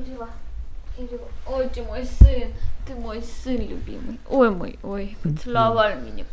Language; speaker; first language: Korean; non-native, fluent; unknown